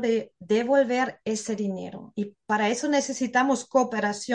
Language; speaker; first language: Spanish; non-native, fluent; German